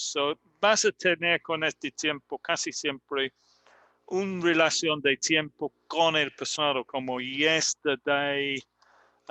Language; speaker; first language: Spanish; non-native, fluent; English